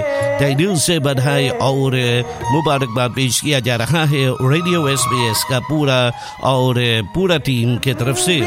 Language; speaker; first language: Hindi; early bilingual, heritage; Hindi